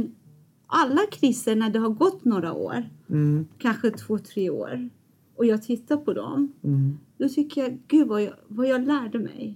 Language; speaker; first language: Swedish; non-native, fluent; Persian